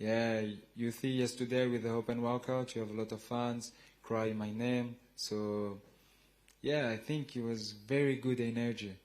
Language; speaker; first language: English; non-native, learner; French